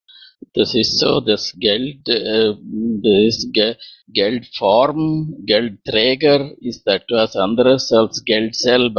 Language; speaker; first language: German; non-native, learner; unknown